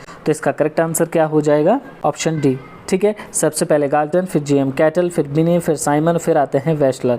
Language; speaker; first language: Hindi; native; Hindi